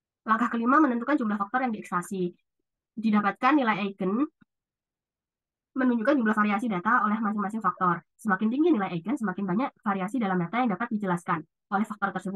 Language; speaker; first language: Indonesian; native; Indonesian